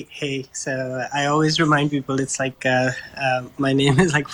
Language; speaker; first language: English; non-native, local second language; Urdu